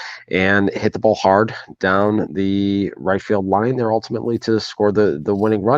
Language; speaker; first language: English; native; English